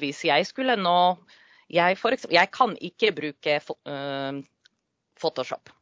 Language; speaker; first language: Norwegian; non-native, fluent; Polish